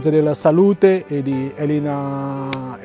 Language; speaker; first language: Italian; non-native, learner; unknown